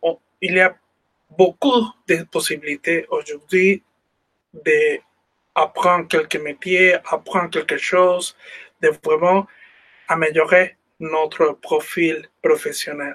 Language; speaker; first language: French; non-native, fluent; Spanish